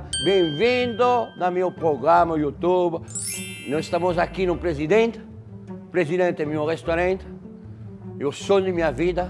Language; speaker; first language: Portuguese; non-native, fluent; French